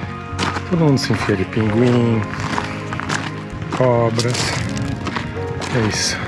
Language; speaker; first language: Portuguese; non-native, fluent; Italian